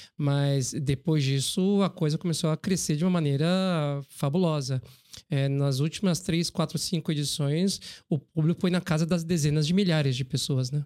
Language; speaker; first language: Portuguese; early bilingual, other home language; Korean